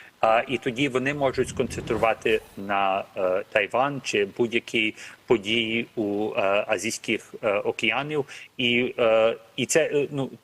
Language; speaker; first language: Ukrainian; early bilingual, heritage; Ukrainian